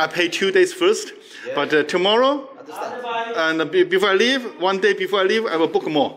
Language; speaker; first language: English; non-native, learner; Chinese